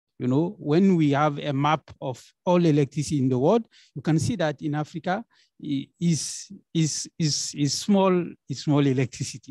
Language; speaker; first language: English; non-native, learner; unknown